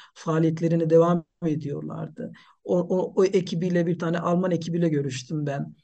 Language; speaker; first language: Turkish; non-native, fluent; Nepali